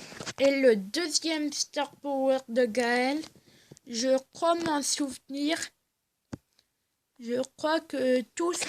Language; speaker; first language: French; native; French